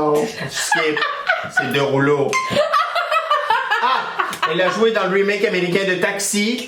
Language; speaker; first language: French; native; French